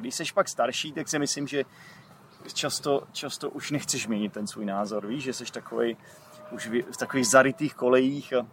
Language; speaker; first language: Czech; native; Czech